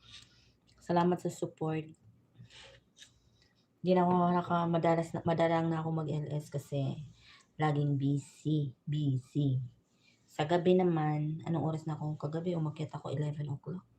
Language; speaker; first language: Filipino; non-native, local second language; Bikol